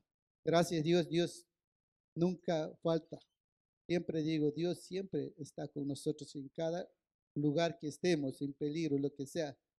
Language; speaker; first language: Spanish; non-native, local second language; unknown